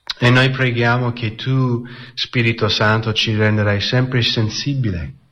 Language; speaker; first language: Italian; non-native, fluent; English